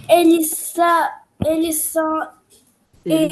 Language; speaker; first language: French; non-native, learner; Arabic